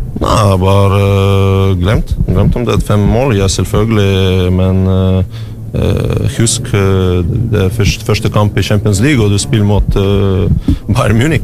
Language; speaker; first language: Norwegian; non-native, learner; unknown